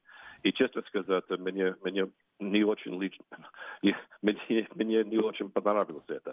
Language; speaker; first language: Russian; non-native, fluent; English